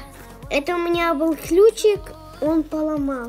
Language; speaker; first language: Russian; early bilingual, heritage; Russian